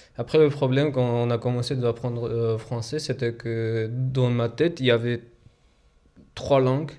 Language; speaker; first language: French; non-native, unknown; Georgian